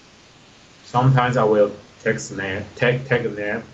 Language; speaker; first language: English; non-native, learner; Chinese